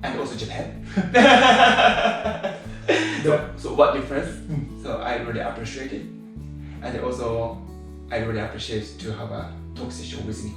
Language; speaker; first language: English; non-native, learner; Japanese